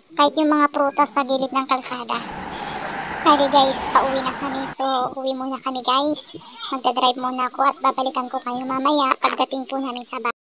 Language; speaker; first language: Filipino; non-native, local second language; Pangasinan